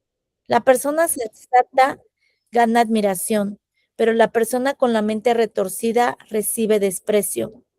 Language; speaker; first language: Spanish; native; Spanish